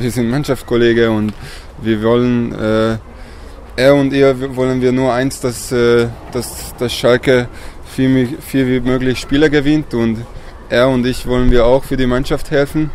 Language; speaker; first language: German; non-native, learner; Hungarian